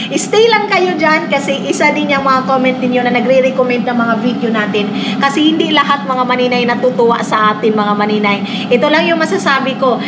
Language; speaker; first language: Filipino; non-native, local second language; Cebuano